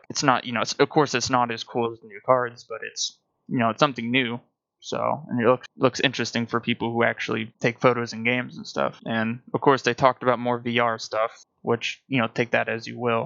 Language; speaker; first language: English; native; English